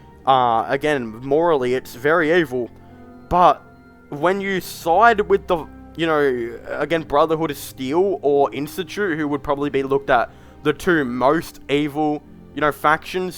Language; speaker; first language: English; native; English